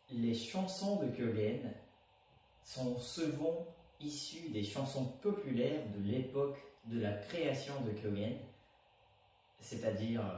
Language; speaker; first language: French; non-native, fluent; Japanese